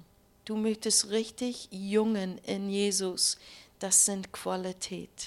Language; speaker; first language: German; non-native, learner; English